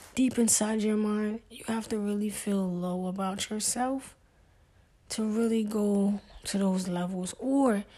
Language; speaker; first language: English; native; English